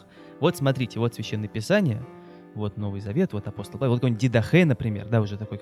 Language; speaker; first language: Russian; native; Russian